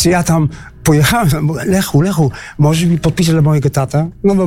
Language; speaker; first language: Polish; early bilingual, heritage; Dutch